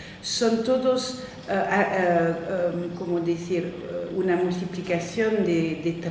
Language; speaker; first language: Spanish; non-native, fluent; French